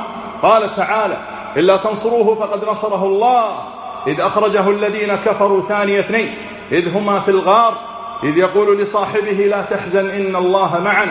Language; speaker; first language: Arabic; native; Arabic